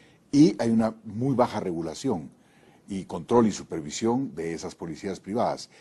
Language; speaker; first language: Spanish; native; Spanish